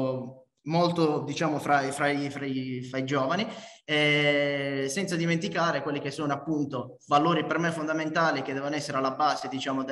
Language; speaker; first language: Italian; native; Italian